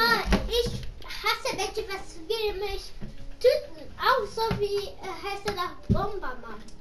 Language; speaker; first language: German; non-native, learner; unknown